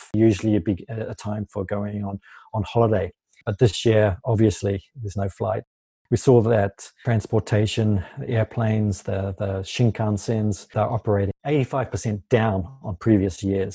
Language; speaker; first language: English; native; English